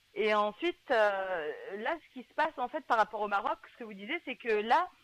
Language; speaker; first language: French; native; French